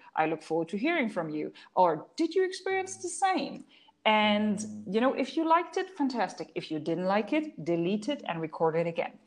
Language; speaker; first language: English; non-native, fluent; German